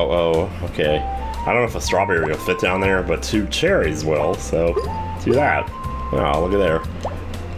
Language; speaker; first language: English; native; English